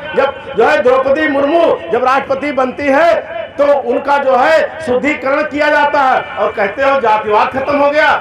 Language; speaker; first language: Hindi; native; Hindi